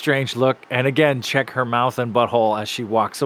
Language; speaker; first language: English; native; English